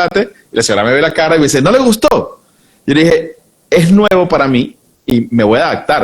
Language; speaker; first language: Spanish; native; Spanish